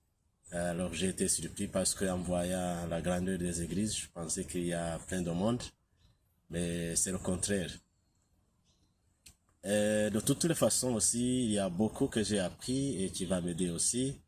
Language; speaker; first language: French; non-native, local second language; Kinyarwanda